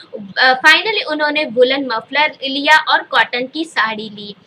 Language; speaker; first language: Hindi; native; Hindi